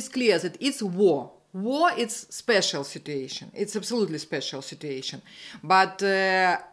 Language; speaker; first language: English; non-native, learner; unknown